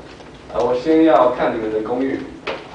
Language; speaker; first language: Chinese; non-native, learner; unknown